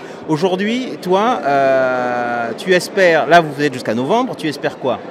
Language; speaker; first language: French; native; French